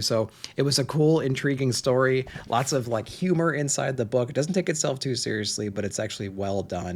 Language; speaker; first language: English; native; English